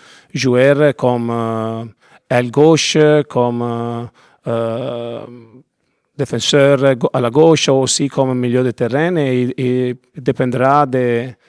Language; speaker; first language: French; non-native, learner; Italian